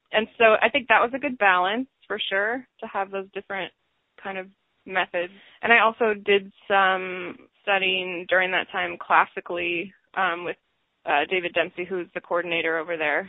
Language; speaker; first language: English; native; English